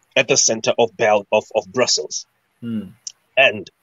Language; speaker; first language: English; non-native, local second language; Shona